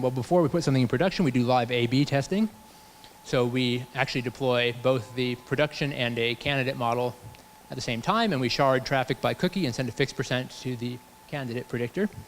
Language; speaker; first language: English; native; English